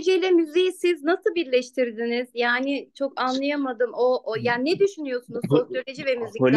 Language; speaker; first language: Turkish; native; Turkish